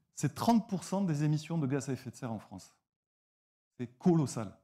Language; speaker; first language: French; native; French